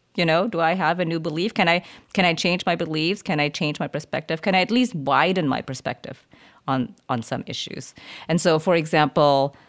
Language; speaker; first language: English; early bilingual, other home language; German